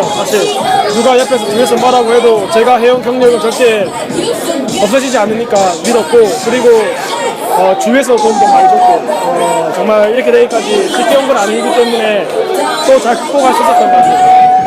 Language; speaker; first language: Korean; native; Korean